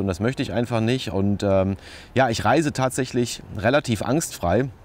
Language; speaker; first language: German; native; German